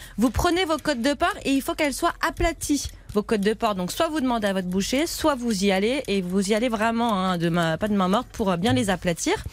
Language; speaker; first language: French; native; French